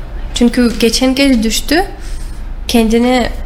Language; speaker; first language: Turkish; non-native, learner; Russian